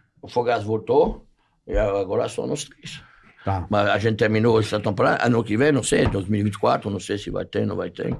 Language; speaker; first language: Portuguese; non-native, fluent; French